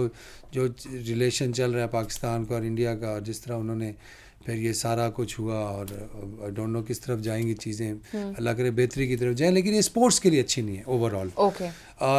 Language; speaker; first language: Urdu; native; Urdu